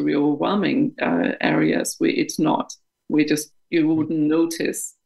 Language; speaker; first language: English; non-native, fluent; Danish